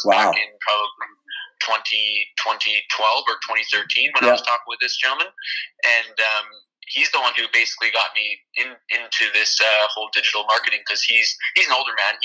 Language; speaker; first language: English; native; English